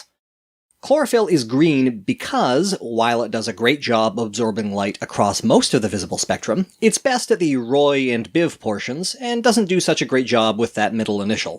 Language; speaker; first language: English; native; English